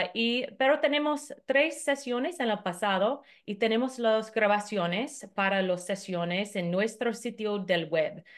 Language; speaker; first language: Spanish; non-native, fluent; English